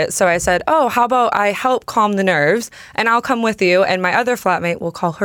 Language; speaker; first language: English; native; English